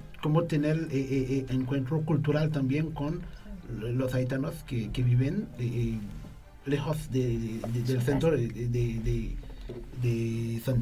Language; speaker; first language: Spanish; non-native, fluent; Haitian Creole